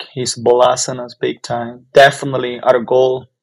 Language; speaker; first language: English; non-native, fluent; Spanish